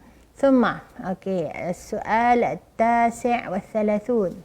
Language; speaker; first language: Arabic; non-native, fluent; Malay